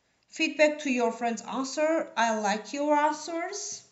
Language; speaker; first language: English; non-native, fluent; Armenian